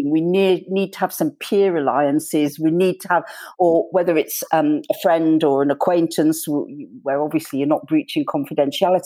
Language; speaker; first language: English; native; English